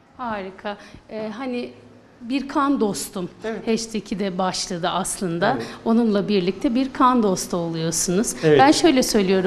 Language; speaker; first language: Turkish; native; Turkish